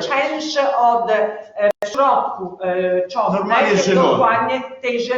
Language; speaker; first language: Polish; non-native, learner; Italian